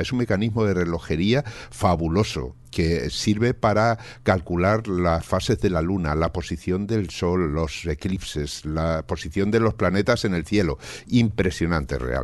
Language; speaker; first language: Spanish; native; Spanish